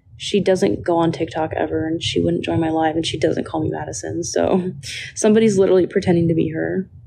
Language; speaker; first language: English; native; English